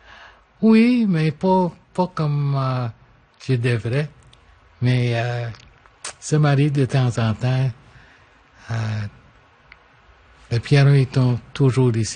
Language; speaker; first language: French; non-native, local second language; English